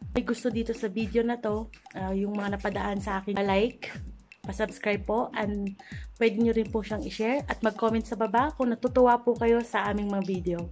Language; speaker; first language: Filipino; non-native, local second language; Iloko